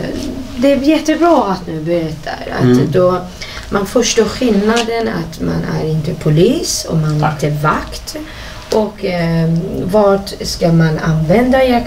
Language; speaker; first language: Swedish; non-native, fluent; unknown